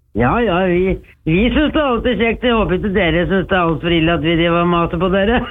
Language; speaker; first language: Norwegian; native; Norwegian